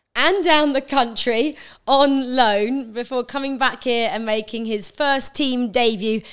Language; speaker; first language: English; native; English